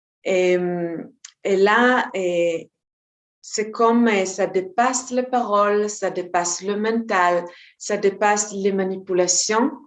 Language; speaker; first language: French; non-native, fluent; Hebrew